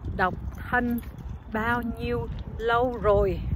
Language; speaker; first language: English; non-native, fluent; Vietnamese